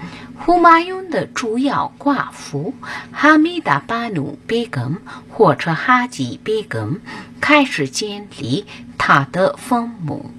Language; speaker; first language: Chinese; non-native, learner; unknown